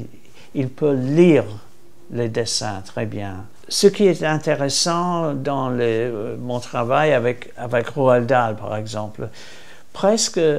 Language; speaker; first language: French; non-native, fluent; English